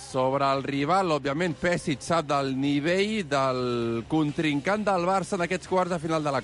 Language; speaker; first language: Spanish; non-native, learner; Serbian